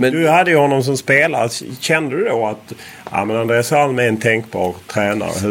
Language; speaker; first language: Swedish; native; Swedish